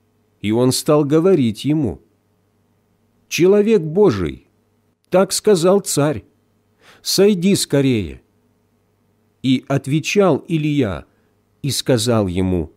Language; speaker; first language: Russian; native; Russian